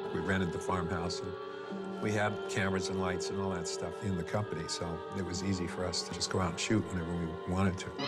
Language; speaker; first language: English; native; English